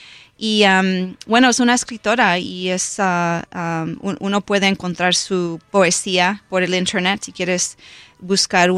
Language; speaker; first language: Spanish; non-native, local second language; English